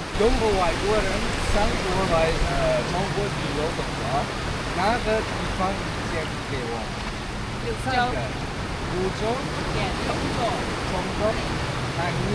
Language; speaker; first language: Chinese; non-native, learner; Turkmen